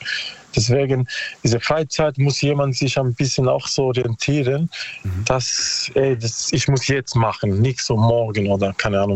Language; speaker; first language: German; non-native, learner; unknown